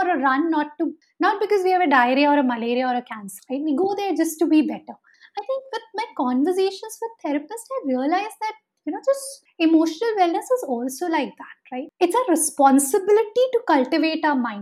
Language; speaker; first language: English; non-native, local second language; Hindi